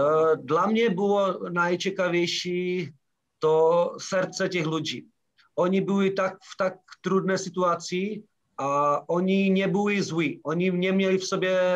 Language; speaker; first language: Polish; non-native, learner; Czech